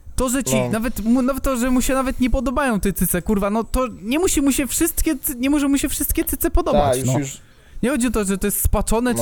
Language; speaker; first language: Polish; native; Polish